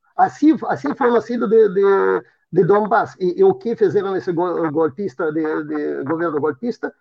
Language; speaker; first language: Portuguese; non-native, fluent; Russian